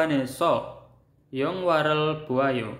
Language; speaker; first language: Korean; non-native, fluent; Indonesian